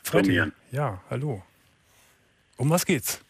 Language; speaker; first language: German; native; German